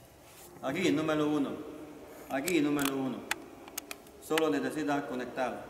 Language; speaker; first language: Spanish; non-native, learner; Chinese